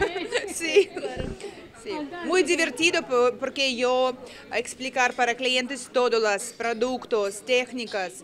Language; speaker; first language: Spanish; non-native, learner; Russian